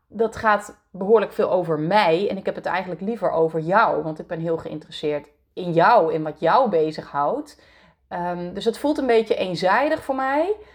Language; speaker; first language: Dutch; native; Dutch